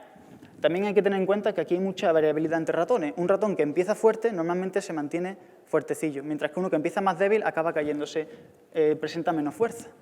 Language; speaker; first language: Spanish; native; Spanish